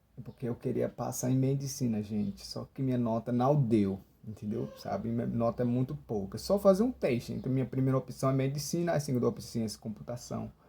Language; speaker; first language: Portuguese; non-native, local second language; Ticuna